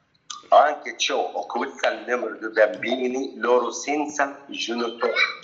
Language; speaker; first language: Italian; non-native, learner; Arabic